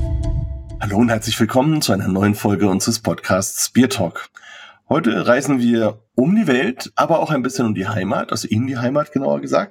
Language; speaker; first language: German; native; German